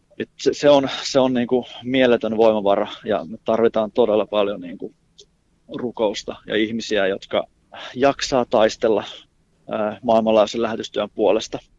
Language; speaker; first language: Finnish; native; Finnish